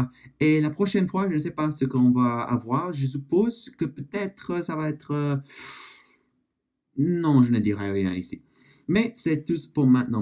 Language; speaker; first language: French; non-native, learner; English